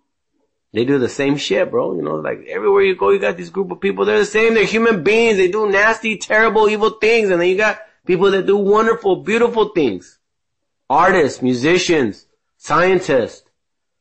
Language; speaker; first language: English; native; English